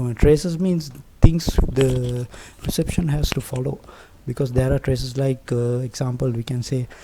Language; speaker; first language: English; non-native, local second language; Sinhala